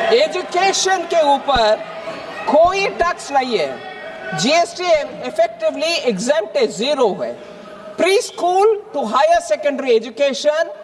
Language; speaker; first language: Hindi; non-native, local second language; Tamil